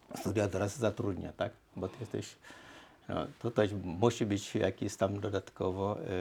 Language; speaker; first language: Polish; non-native, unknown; Swahili